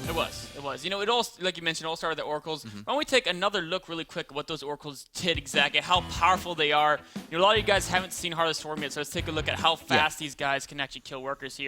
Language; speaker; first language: English; native; English